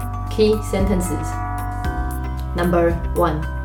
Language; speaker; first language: English; non-native, fluent; Chinese